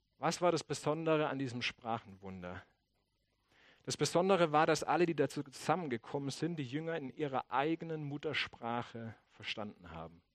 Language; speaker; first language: German; native; German